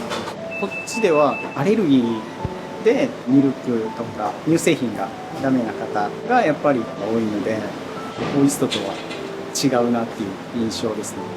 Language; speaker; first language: Japanese; native; Japanese